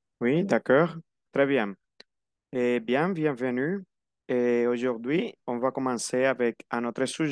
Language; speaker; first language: French; non-native, fluent; Spanish